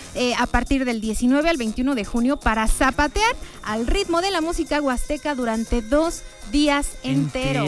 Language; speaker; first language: Spanish; native; Spanish